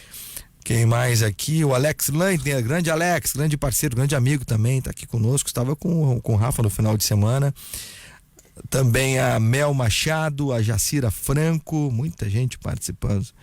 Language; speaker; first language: Portuguese; native; Portuguese